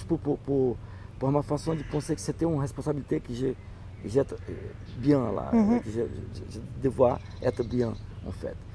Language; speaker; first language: French; non-native, learner; Portuguese